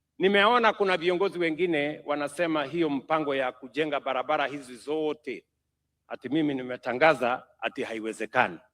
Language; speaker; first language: Swahili; non-native, local second language; Kalenjin